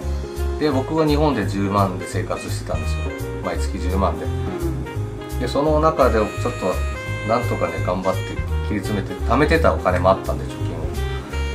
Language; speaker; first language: Japanese; native; Japanese